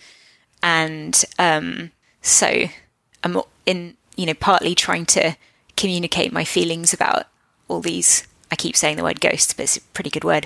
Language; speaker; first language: English; native; English